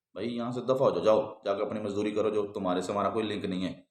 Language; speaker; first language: Urdu; non-native, local second language; Punjabi